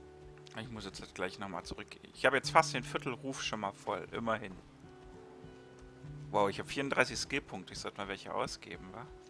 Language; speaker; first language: German; native; German